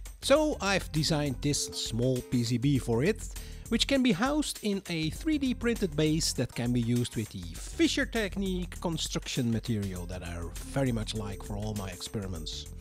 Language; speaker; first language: English; non-native, fluent; Dutch